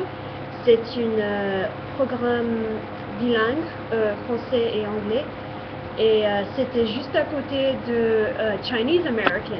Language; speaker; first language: French; non-native, fluent; English